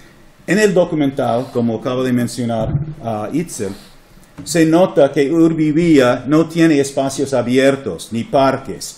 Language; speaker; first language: Spanish; non-native, fluent; English